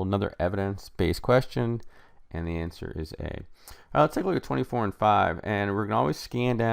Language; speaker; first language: English; native; English